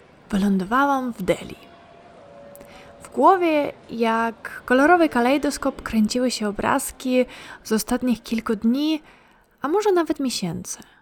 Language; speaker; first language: Polish; non-native, fluent; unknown